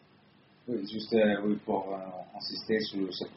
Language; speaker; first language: French; non-native, fluent; Italian